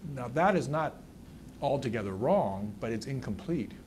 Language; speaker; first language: English; native; English